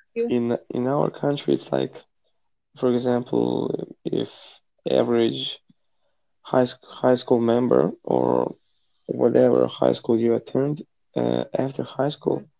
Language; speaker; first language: English; non-native, fluent; Croatian